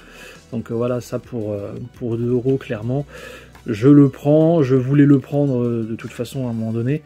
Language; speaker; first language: French; native; French